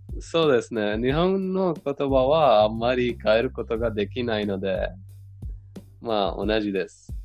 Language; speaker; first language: Japanese; non-native, fluent; Persian